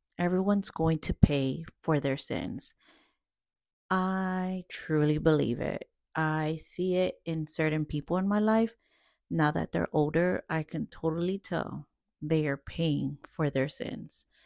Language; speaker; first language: English; early bilingual, other home language; Spanish